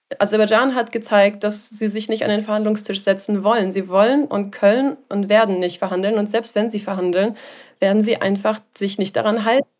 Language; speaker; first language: German; native; German